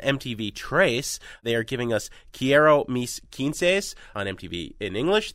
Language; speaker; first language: English; native; English